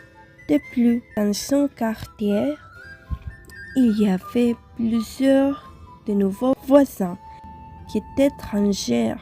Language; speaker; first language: French; non-native, fluent; Spanish